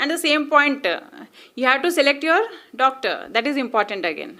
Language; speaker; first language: English; non-native, local second language; Telugu